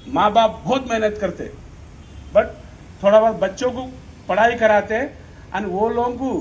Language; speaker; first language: Hindi; non-native, local second language; Lambadi